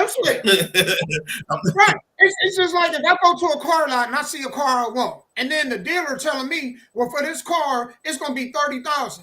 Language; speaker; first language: English; native; English